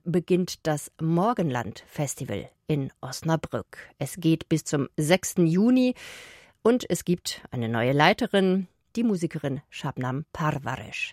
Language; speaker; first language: German; native; German